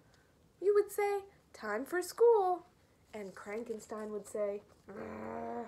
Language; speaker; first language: English; native; English